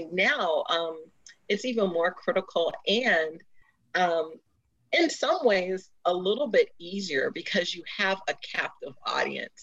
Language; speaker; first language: English; native; English